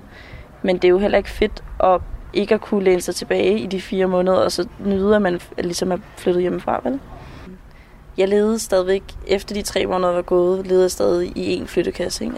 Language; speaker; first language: Danish; native; Danish